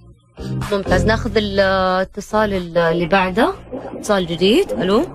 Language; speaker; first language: Arabic; native; Arabic